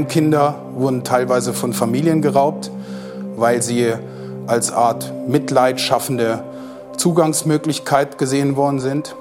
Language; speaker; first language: German; native; German